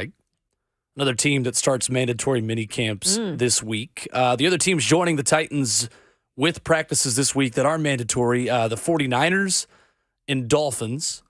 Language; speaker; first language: English; native; English